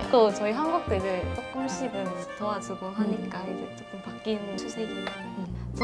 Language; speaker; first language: Korean; native; Korean